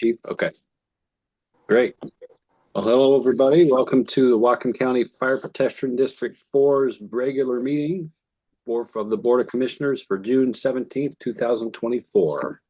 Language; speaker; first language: English; native; English